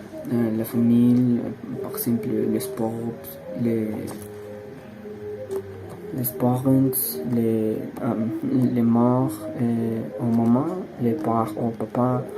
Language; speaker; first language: French; non-native, learner; Spanish